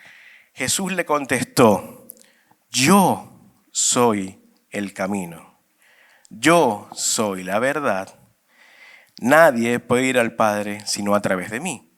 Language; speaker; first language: Spanish; native; Spanish